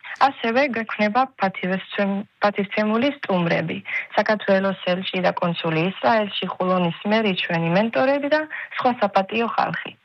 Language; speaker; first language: Georgian; early bilingual, heritage; Georgian